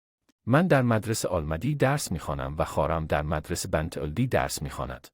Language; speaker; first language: Persian; non-native, fluent; Urdu